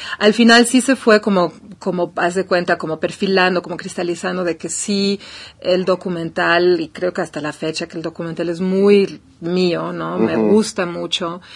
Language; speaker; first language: Spanish; non-native, fluent; German